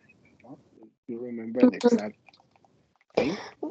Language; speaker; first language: English; non-native, learner; Spanish